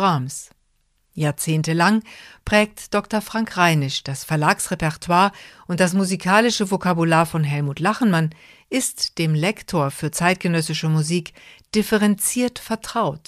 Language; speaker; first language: German; native; German